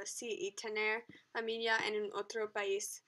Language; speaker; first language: Spanish; non-native, learner; English